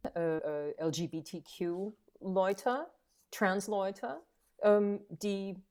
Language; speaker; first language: German; non-native, fluent; English